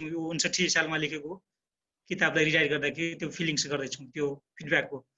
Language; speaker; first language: Nepali; non-native, local second language; Rana Tharu